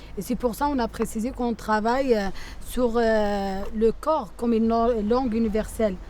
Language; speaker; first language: French; non-native, local second language; Arabic